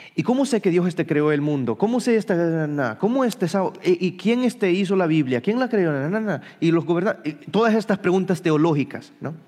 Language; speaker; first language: Spanish; early bilingual, heritage; Spanish